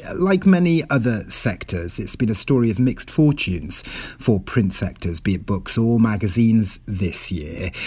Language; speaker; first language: English; non-native, local second language; Welsh